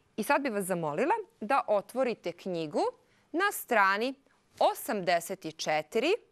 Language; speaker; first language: Serbian; non-native, local second language; Hungarian